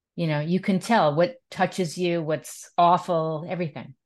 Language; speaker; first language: English; native; English